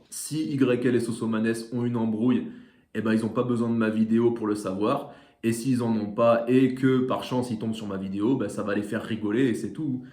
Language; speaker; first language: French; native; French